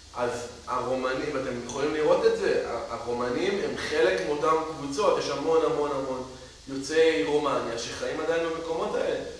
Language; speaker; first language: Hebrew; native; Hebrew